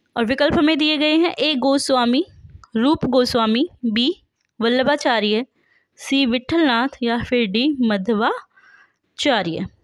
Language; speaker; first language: Hindi; native; Hindi